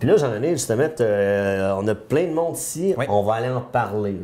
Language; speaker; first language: French; native; French